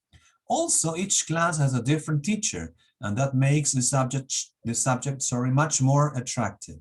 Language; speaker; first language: English; non-native, fluent; Spanish